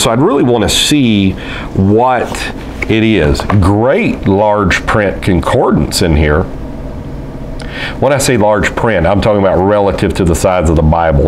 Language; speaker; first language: English; native; English